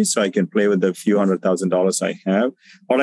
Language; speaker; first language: English; non-native, local second language; Tamil